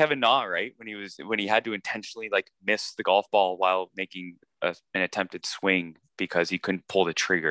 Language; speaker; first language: English; native; English